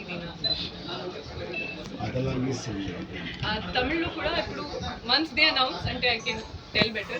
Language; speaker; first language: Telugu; non-native, local second language; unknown